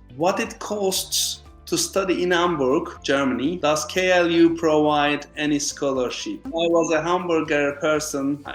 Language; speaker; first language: English; non-native, fluent; Turkish